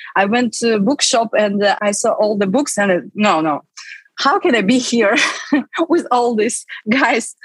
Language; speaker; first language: English; non-native, fluent; Russian